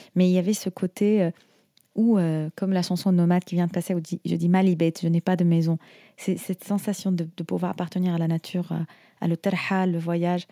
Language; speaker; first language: French; non-native, fluent; Arabic